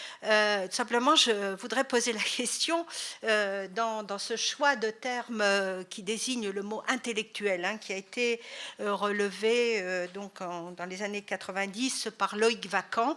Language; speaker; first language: French; native; French